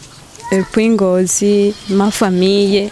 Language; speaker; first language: French; non-native, learner; Rundi